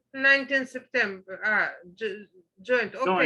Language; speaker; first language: English; non-native, learner; Russian